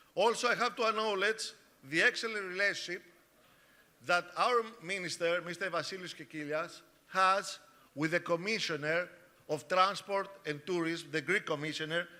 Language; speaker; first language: English; non-native, fluent; Greek